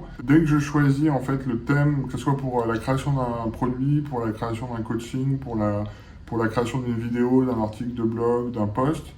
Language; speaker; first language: French; native; French